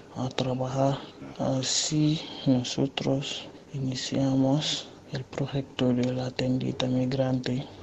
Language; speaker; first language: Spanish; non-native, learner; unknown